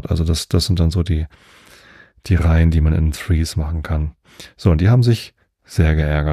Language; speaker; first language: German; native; German